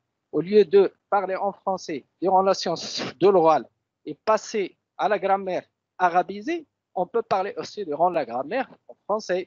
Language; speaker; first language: French; non-native, local second language; Arabic